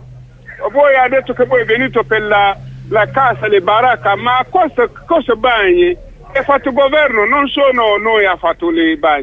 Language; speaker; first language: Italian; non-native, local second language; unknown